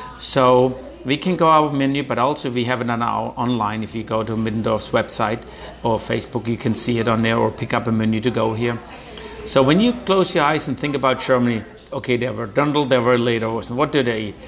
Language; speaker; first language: English; non-native, fluent; German